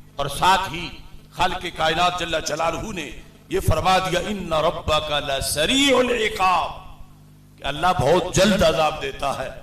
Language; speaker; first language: Urdu; non-native, local second language; Punjabi